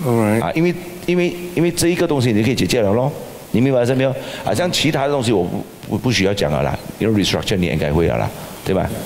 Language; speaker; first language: Chinese; native; Chinese